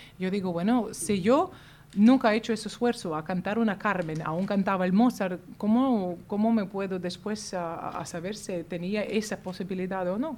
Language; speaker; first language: Spanish; non-native, fluent; Latvian